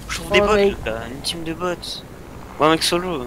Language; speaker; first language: French; native; French